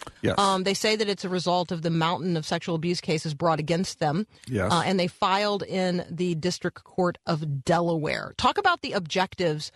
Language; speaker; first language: English; native; English